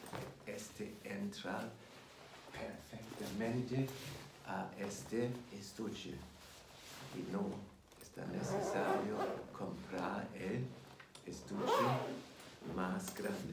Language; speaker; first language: Spanish; non-native, fluent; German